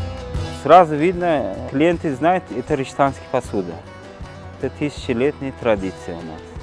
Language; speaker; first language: Russian; non-native, learner; Uzbek